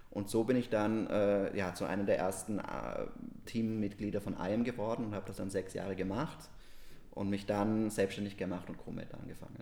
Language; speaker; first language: German; native; German